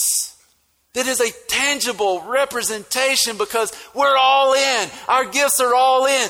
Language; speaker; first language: English; native; English